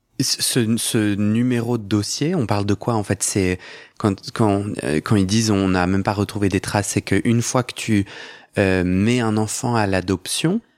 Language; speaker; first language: French; native; French